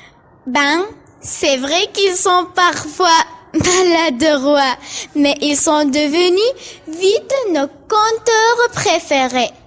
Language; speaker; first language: French; non-native, learner; Arabic